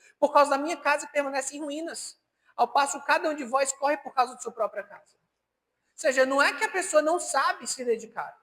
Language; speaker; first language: Portuguese; native; Portuguese